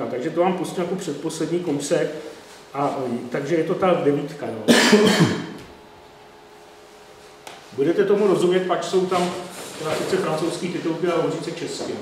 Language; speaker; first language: Czech; native; Czech